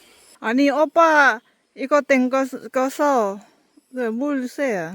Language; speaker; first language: Korean; non-native, learner; Lao